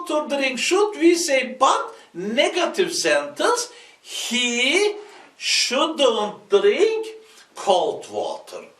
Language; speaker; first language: English; non-native, fluent; Turkish